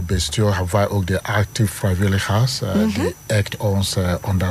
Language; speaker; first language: Dutch; non-native, learner; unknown